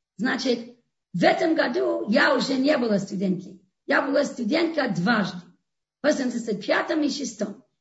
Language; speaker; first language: Russian; non-native, fluent; English